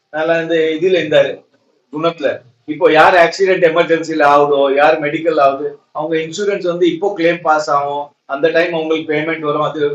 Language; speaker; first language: Tamil; non-native, local second language; Marwari